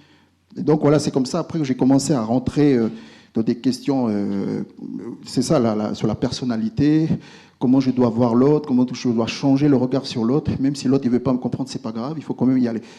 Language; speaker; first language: French; native; French